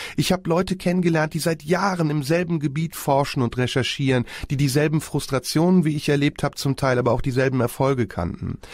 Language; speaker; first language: German; early bilingual, other home language; Turkish